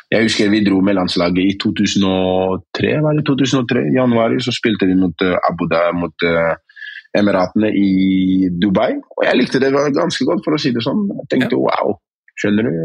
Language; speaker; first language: Norwegian; early bilingual, other home language; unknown